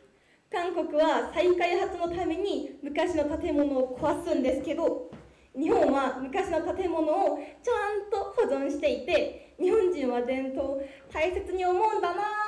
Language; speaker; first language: Japanese; non-native, fluent; Korean